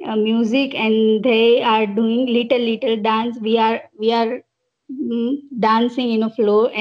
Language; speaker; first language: English; non-native, local second language; Gujarati